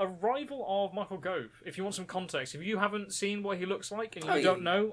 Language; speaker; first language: English; native; English